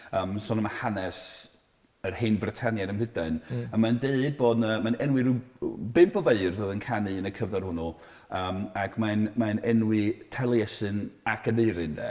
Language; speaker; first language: Welsh; native; Welsh